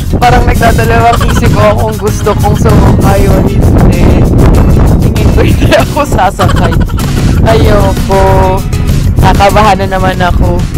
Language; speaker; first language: Filipino; native; Filipino